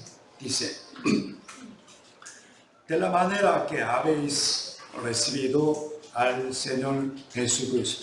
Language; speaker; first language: Spanish; non-native, fluent; Korean